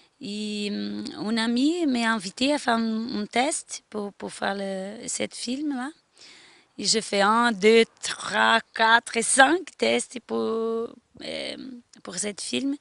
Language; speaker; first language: French; non-native, learner; Portuguese